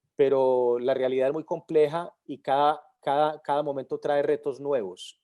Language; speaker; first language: Spanish; native; Spanish